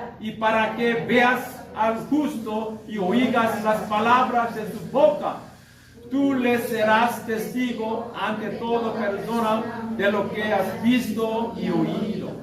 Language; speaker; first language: Spanish; non-native, learner; Korean